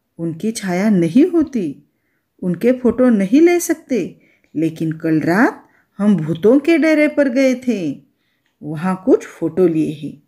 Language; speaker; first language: Hindi; non-native, local second language; Marathi